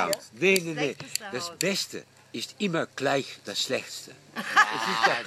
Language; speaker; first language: German; non-native, fluent; Dutch